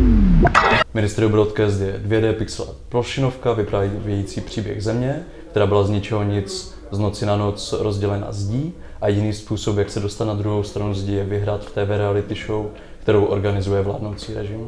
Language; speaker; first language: Czech; native; Czech